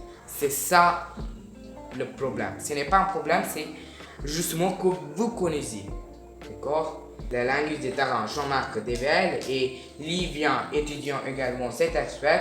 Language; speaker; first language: French; non-native, learner; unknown